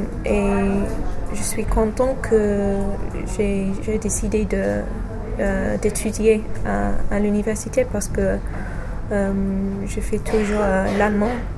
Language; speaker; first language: French; non-native, fluent; English